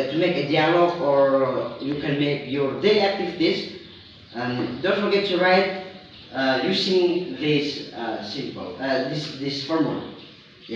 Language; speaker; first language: English; non-native, learner; Indonesian